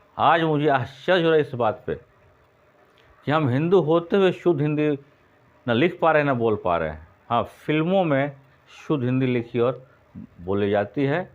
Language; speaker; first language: Hindi; native; Hindi